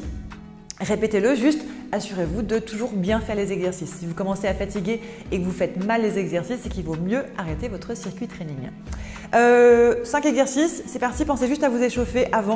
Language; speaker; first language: French; native; French